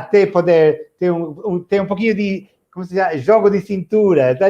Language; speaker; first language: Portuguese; non-native, fluent; English